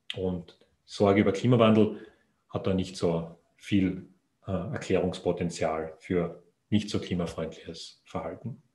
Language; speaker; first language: German; native; German